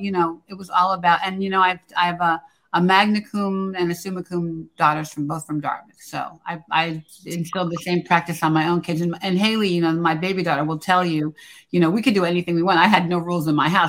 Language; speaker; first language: English; native; English